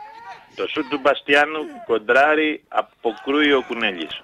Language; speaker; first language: Greek; native; Greek